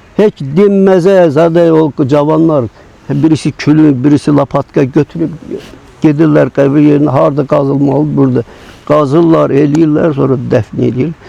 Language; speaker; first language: Azerbaijani; non-native, local second language; Lezghian